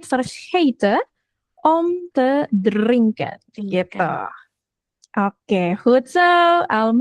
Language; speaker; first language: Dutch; non-native, fluent; Indonesian